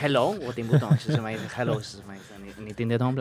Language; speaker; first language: Chinese; non-native, fluent; Spanish